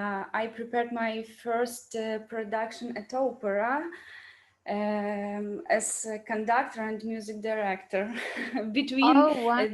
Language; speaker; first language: English; non-native, learner; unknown